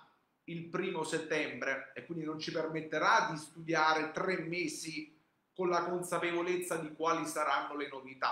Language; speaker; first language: Italian; native; Italian